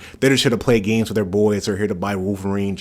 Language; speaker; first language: English; native; English